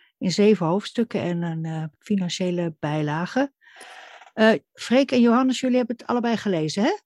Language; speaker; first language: Dutch; native; Dutch